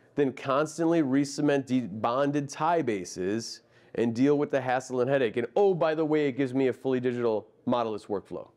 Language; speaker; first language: English; native; English